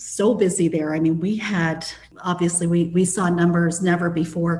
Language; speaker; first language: English; native; English